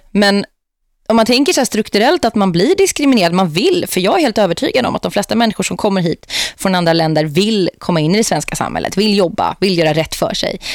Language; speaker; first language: Swedish; native; Swedish